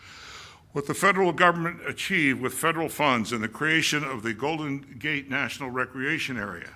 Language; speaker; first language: English; native; English